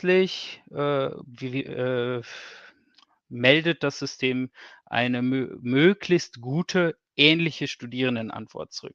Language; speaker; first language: German; native; German